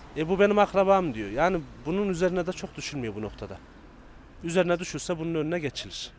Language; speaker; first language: Turkish; native; Turkish